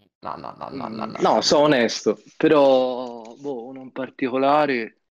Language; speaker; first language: Italian; native; Italian